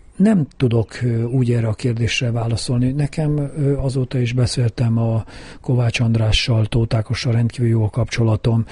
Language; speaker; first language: Hungarian; native; Hungarian